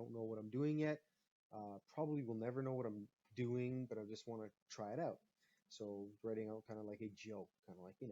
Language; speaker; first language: English; native; English